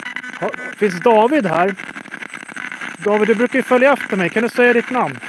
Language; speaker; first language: Swedish; native; Swedish